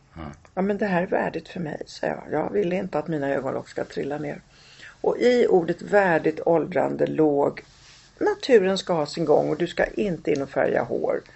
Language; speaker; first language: Swedish; early bilingual, other home language; Italian